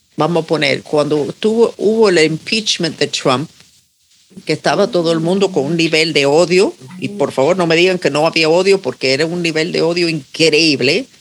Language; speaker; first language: Spanish; non-native, fluent; English